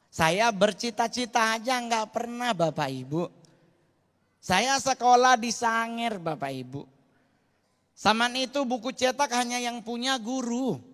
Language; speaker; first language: Indonesian; native; Indonesian